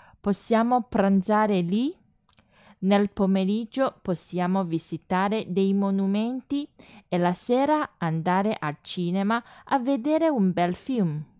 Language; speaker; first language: Italian; non-native, fluent; Chinese